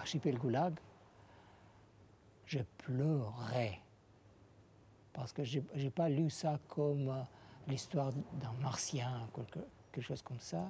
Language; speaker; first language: French; non-native, fluent; Russian